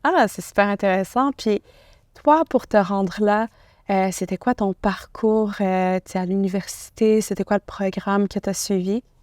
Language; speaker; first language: French; native; French